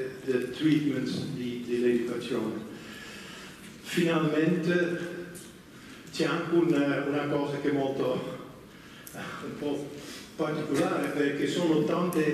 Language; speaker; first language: Italian; non-native, fluent; Dutch